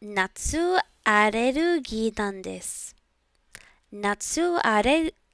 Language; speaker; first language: Japanese; non-native, learner; English